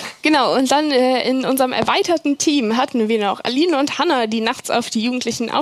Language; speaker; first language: German; native; German